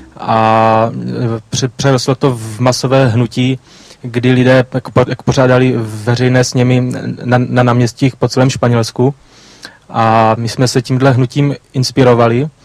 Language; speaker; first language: Czech; native; Czech